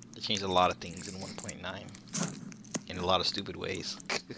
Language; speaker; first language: English; native; English